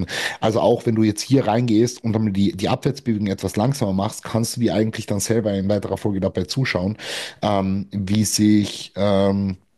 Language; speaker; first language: German; native; German